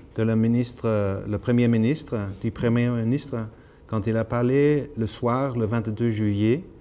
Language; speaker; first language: French; non-native, learner; Norwegian